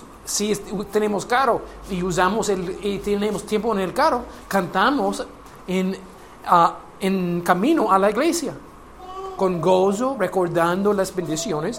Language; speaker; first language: Spanish; non-native, learner; English